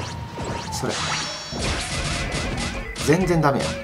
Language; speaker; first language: Japanese; native; Japanese